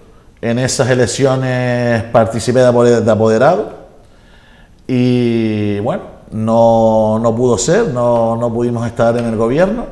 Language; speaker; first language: Spanish; native; Spanish